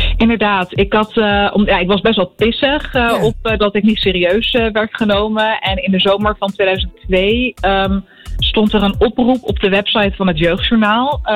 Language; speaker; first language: Dutch; early bilingual, other home language; Arabic